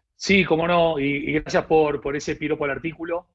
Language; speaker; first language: Spanish; native; Spanish